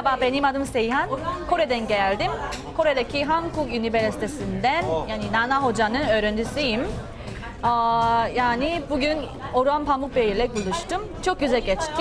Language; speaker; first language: Turkish; non-native, learner; Korean